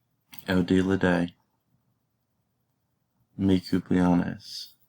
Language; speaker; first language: Spanish; non-native, learner; English